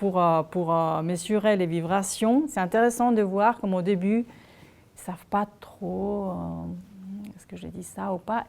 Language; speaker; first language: French; non-native, fluent; Spanish